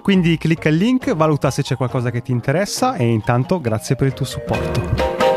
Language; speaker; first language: Italian; native; Italian